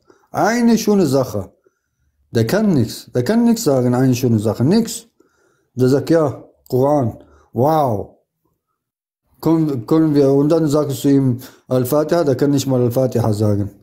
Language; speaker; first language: German; non-native, fluent; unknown